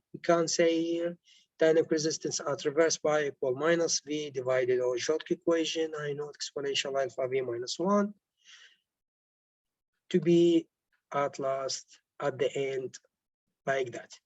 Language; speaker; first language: English; non-native, local second language; Arabic